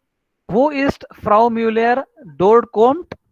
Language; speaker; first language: German; non-native, learner; Marathi